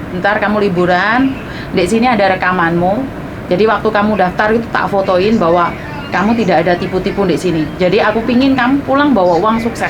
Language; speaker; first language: Indonesian; non-native, local second language; Javanese